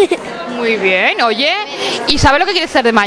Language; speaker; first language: Spanish; native; Spanish